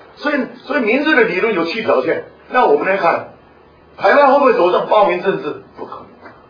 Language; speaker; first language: Chinese; non-native, local second language; Hakka Chinese